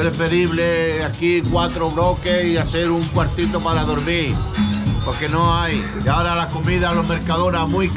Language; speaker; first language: Spanish; early bilingual, other home language; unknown